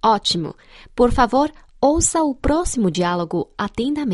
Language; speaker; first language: Portuguese; non-native, fluent; Chinese